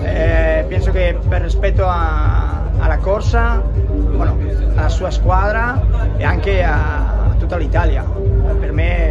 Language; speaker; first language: Italian; non-native, learner; Spanish